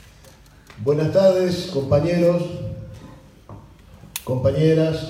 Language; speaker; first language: Spanish; native; Spanish